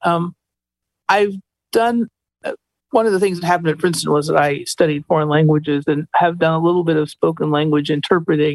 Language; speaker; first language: English; native; English